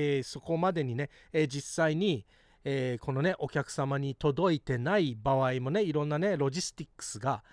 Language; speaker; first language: Japanese; early bilingual, heritage; Japanese